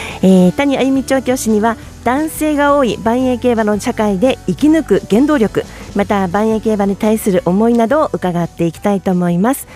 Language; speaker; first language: Japanese; native; Japanese